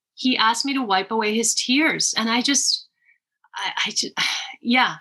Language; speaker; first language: English; non-native, fluent; Spanish